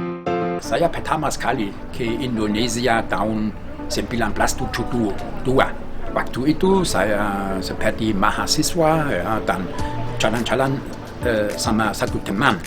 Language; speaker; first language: Indonesian; non-native, fluent; German